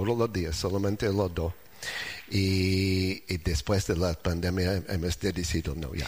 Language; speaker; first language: Spanish; non-native, learner; English